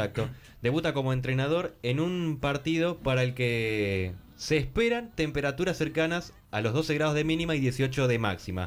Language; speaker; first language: Spanish; native; Spanish